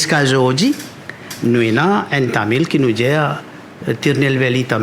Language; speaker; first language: French; non-native, local second language; Morisyen